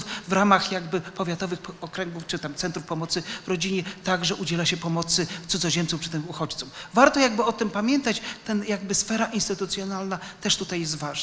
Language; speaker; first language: Polish; native; Polish